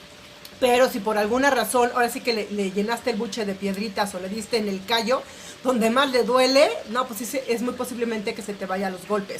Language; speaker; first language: Spanish; native; Spanish